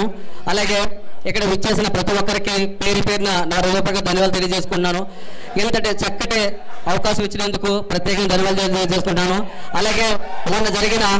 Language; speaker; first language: Telugu; native; Telugu